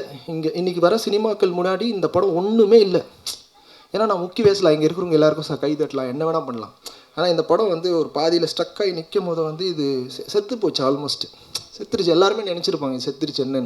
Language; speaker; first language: Tamil; native; Tamil